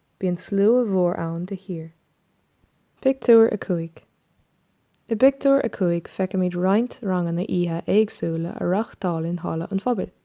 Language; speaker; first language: Irish; non-native, local second language; English